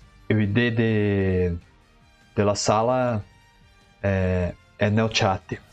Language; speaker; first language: Italian; non-native, learner; Portuguese